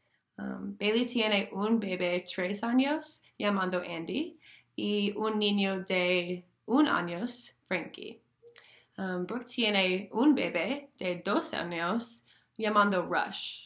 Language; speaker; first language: Spanish; non-native, learner; English